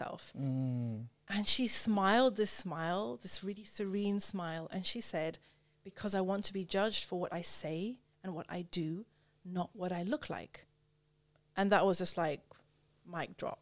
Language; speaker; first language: English; native; English